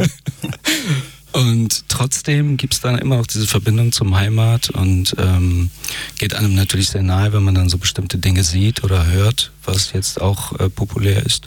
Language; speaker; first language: German; early bilingual, other home language; Persian